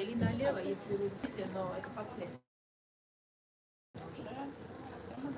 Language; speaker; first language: Russian; non-native, fluent; Georgian